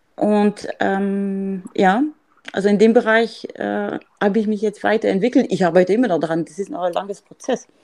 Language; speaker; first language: German; non-native, fluent; French